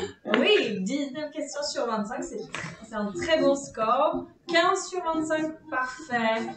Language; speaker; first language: French; non-native, fluent; Czech